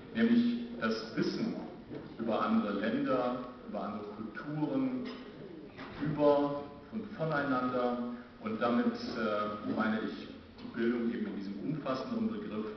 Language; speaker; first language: German; native; German